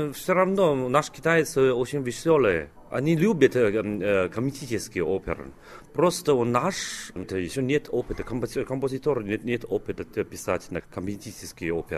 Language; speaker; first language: Russian; non-native, learner; Chinese